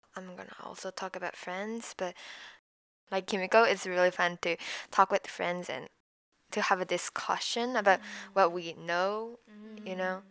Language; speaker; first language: English; non-native, fluent; Japanese